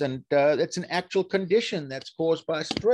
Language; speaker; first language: English; native; English